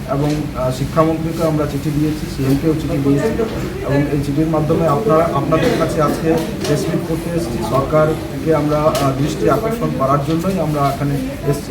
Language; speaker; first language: Bangla; non-native, local second language; Santali